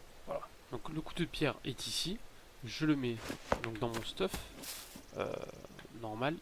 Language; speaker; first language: French; native; French